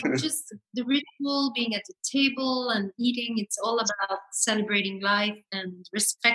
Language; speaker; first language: English; non-native, local second language; French